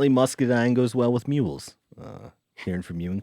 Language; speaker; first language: English; native; English